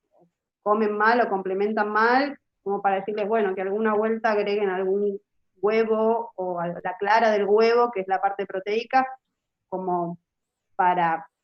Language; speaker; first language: Spanish; native; Spanish